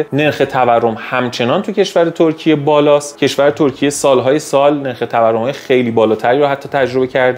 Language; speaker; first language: Persian; native; Persian